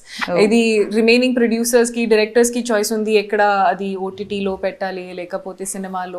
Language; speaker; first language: Telugu; non-native, learner; Hindi